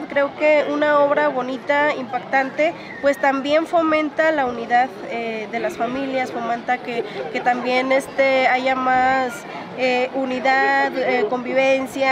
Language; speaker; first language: Spanish; native; Spanish